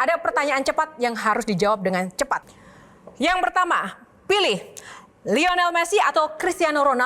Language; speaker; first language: Indonesian; native; Indonesian